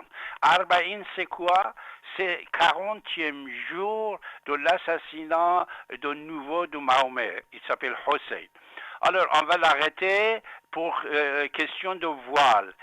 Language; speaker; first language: French; non-native, fluent; Persian